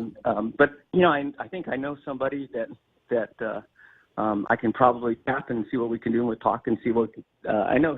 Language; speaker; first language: English; native; English